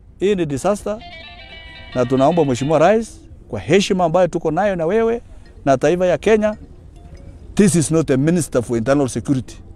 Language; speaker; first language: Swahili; non-native, local second language; Kalenjin